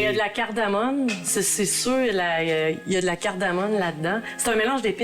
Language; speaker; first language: French; native; French